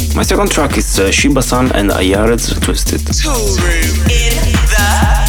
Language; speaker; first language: English; non-native, fluent; Italian